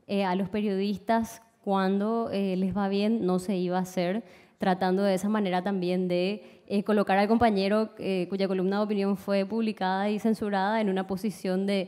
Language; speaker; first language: Spanish; native; Spanish